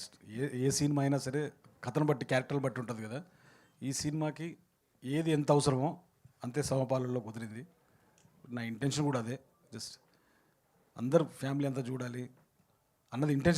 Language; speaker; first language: Telugu; native; Telugu